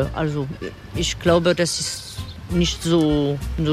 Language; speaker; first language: German; non-native, fluent; French